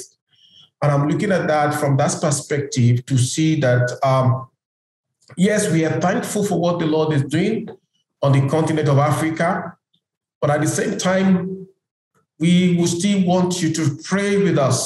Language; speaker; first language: English; non-native, local second language; Yoruba